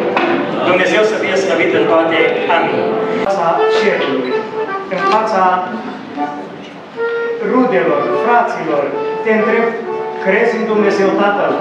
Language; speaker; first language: Romanian; native; Romanian